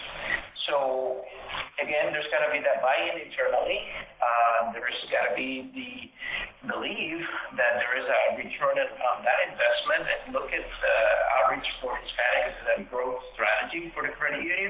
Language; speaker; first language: English; non-native, fluent; Spanish